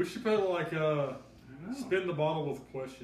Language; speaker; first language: English; native; English